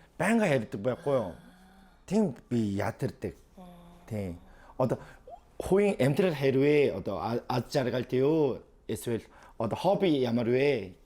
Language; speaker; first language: Mongolian; non-native, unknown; Korean